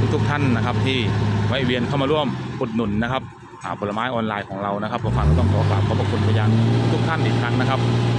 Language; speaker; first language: Thai; non-native, local second language; Northeastern Thai